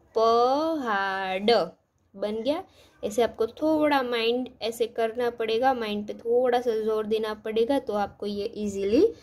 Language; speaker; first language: Hindi; non-native, local second language; Gujarati